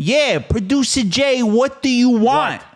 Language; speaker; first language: English; native; English